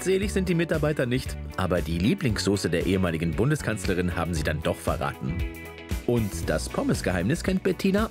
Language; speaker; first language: German; native; German